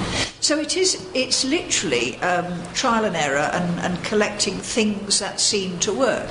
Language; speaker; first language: English; native; English